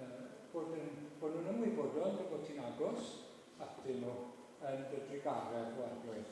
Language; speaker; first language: Welsh; native; Welsh